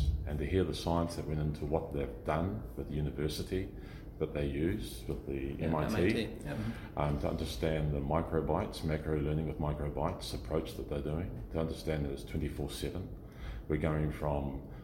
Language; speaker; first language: English; native; English